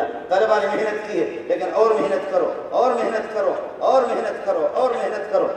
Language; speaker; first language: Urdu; non-native, local second language; Brahui